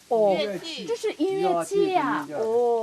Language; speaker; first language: Chinese; non-native, learner; Korean